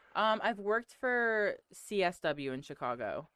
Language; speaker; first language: English; native; English